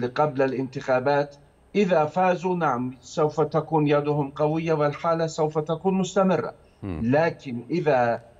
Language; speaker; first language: Arabic; non-native, fluent; Turkish